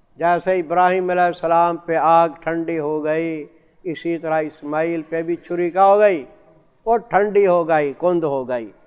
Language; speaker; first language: Urdu; native; Urdu